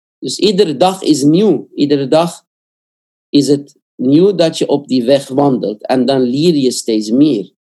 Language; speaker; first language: Dutch; non-native, fluent; Korean